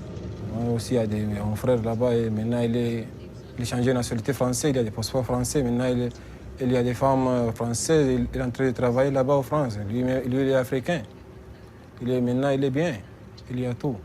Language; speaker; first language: French; non-native, learner; Arabic